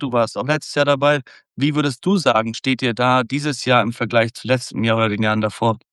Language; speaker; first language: German; native; German